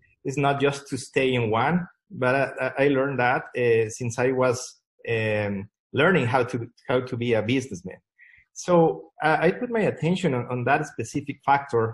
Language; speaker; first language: English; non-native, fluent; Spanish